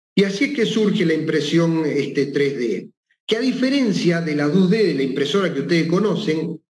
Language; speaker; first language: Spanish; native; Spanish